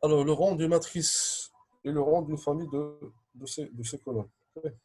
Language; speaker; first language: French; non-native, local second language; Arabic